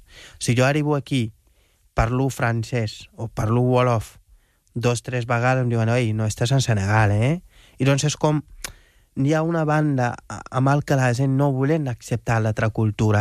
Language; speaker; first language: Catalan; non-native, fluent; Wolof